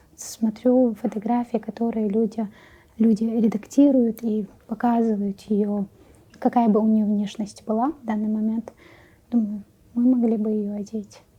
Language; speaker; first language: Russian; non-native, local second language; Chechen